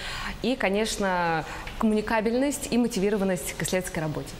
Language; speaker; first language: Russian; native; Russian